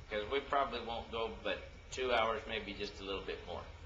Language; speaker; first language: English; native; English